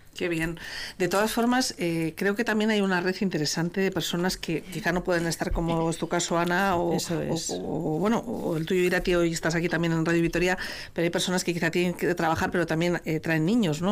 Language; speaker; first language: Spanish; native; Spanish